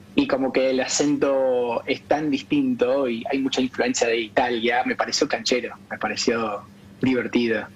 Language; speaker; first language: Spanish; non-native, fluent; English